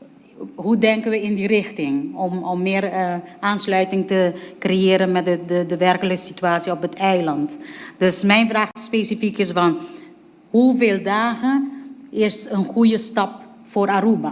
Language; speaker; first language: Dutch; non-native, local second language; Papiamento